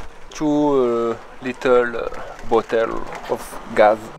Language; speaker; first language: English; non-native, learner; French